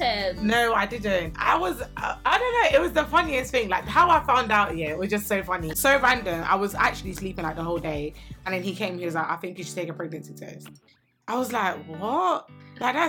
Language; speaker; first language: English; native; English